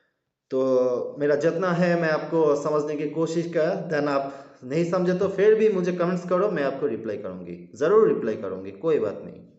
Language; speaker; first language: Hindi; non-native, learner; Bangla